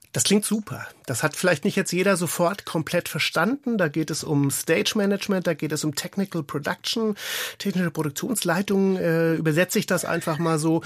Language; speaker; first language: German; native; German